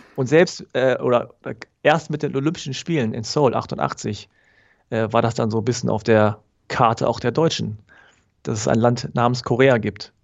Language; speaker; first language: German; early bilingual, other home language; Korean